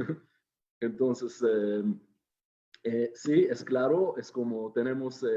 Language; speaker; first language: Spanish; non-native, fluent; Hebrew